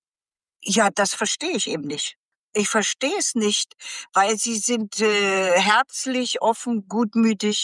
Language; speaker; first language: German; native; German